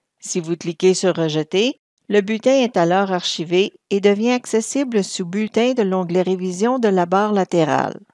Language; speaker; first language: French; native; French